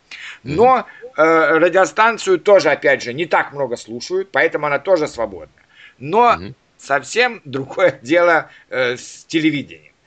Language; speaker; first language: Russian; native; Russian